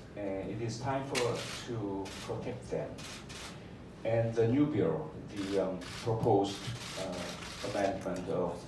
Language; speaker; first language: English; non-native, fluent; Korean